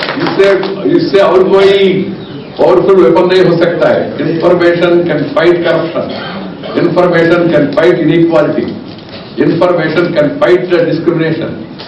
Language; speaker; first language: Telugu; native; Telugu